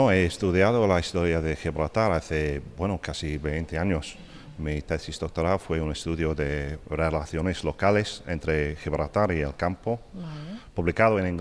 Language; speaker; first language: Spanish; non-native, fluent; English